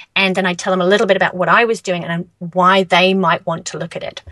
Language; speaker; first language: English; native; English